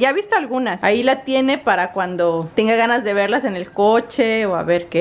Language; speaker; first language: Spanish; native; Spanish